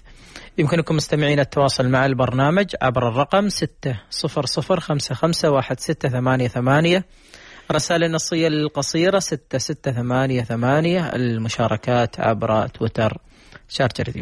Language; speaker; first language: Arabic; native; Arabic